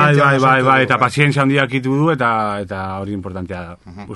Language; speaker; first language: Basque; non-native, local second language; Spanish